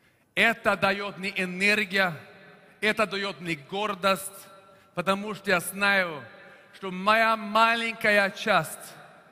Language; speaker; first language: Russian; non-native, fluent; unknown